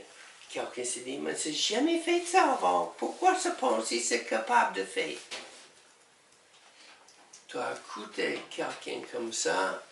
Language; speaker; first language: French; non-native, learner; English